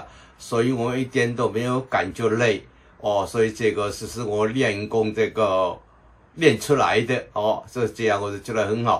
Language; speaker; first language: Chinese; non-native, local second language; Min Nan Chinese